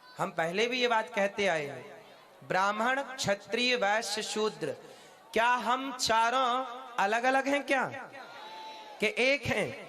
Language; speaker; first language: Hindi; native; Hindi